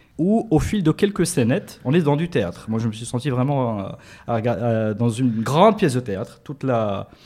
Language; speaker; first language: French; non-native, local second language; Arabic